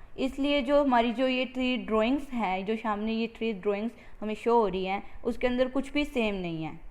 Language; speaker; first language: Hindi; native; Hindi